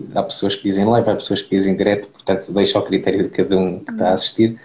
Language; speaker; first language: Portuguese; native; Portuguese